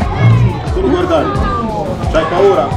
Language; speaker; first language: Italian; non-native, fluent; Arabic